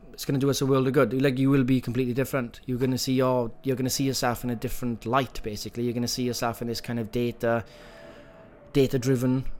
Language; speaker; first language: English; native; English